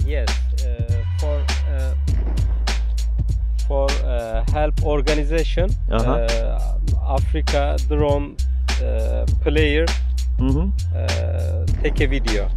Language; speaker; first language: English; non-native, learner; Turkish